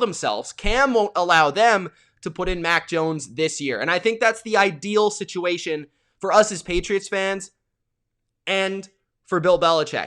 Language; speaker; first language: English; native; English